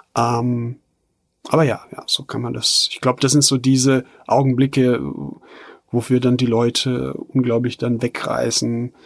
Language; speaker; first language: German; non-native, fluent; Bosnian